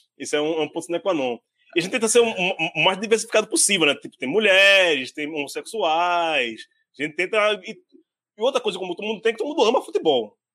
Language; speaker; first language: Portuguese; native; Portuguese